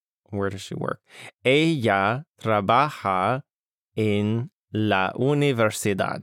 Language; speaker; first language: Spanish; non-native, learner; English